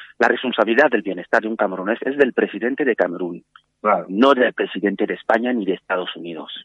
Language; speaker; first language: Spanish; non-native, fluent; French